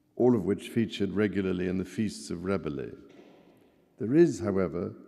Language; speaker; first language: English; native; English